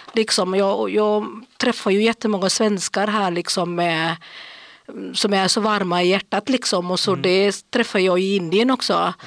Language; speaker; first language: Swedish; non-native, fluent; English